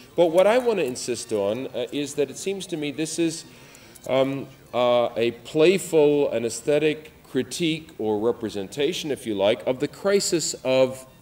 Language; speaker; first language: English; native; English